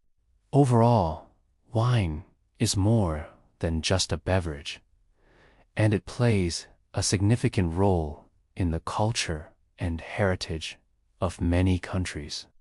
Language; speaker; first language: English; native; English